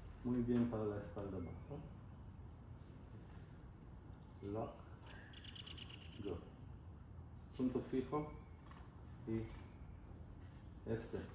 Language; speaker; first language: Spanish; non-native, learner; English